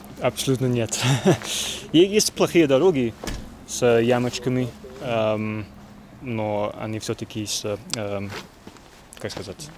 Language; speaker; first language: Russian; non-native, learner; English